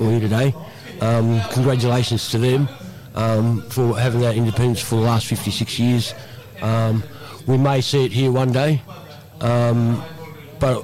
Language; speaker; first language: English; native; English